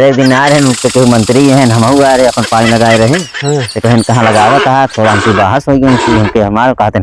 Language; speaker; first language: Hindi; non-native, local second language; Awadhi